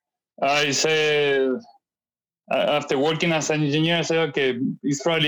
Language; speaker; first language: English; non-native, fluent; Spanish